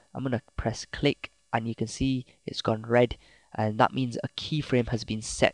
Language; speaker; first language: English; native; English